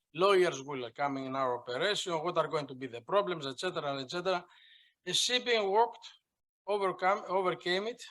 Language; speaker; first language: English; non-native, fluent; Greek